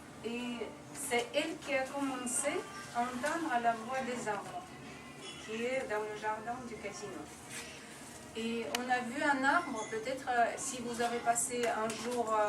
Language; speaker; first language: French; non-native, fluent; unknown